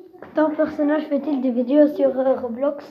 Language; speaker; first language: French; non-native, local second language; Arabic